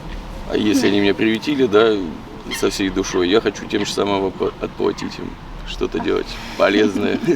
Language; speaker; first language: Russian; native; Russian